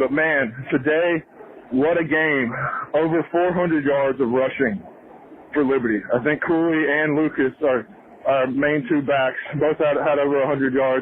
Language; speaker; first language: English; native; English